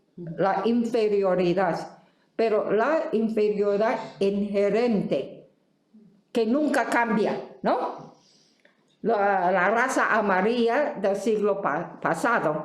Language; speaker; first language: Spanish; non-native, fluent; Chinese